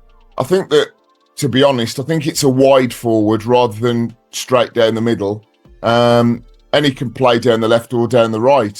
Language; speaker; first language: English; native; English